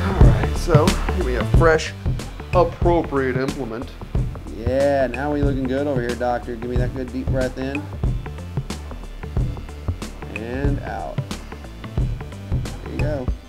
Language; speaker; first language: English; native; English